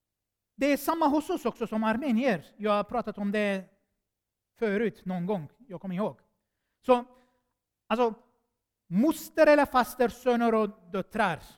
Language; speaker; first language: Swedish; non-native, fluent; Armenian